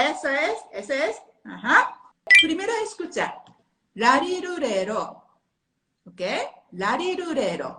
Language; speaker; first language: Spanish; non-native, learner; Japanese